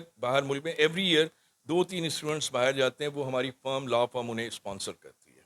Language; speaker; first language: Urdu; non-native, local second language; Sindhi